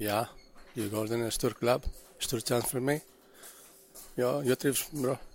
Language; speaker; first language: Swedish; non-native, learner; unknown